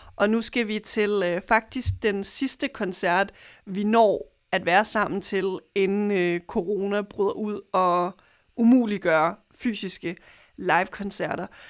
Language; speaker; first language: Danish; native; Danish